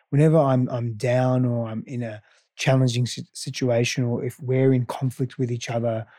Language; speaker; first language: English; non-native, local second language; Greek